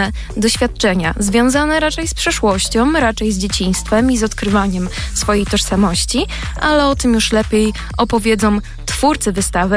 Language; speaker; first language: Polish; native; Polish